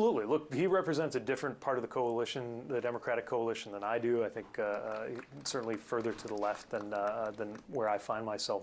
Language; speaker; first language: English; native; English